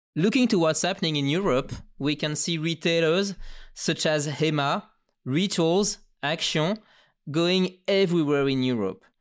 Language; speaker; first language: English; non-native, fluent; French